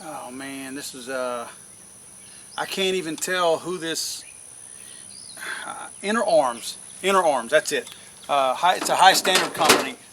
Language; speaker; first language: English; native; English